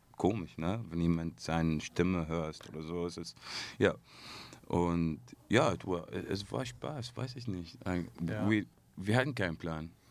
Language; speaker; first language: German; non-native, learner; Arabic